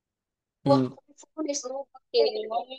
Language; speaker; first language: English; non-native, learner; Bangla